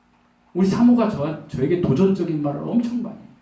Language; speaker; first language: Korean; native; Korean